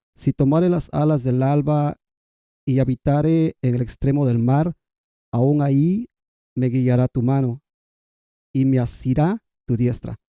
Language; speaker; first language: Spanish; non-native, local second language; Kʼicheʼ